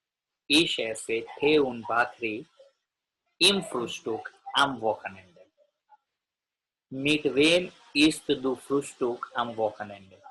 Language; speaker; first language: German; non-native, learner; Gujarati